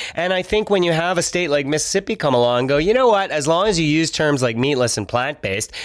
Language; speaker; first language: English; native; English